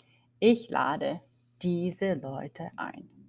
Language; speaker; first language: German; non-native, fluent; English